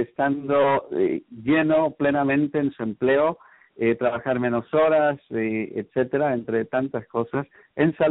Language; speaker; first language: Spanish; native; Spanish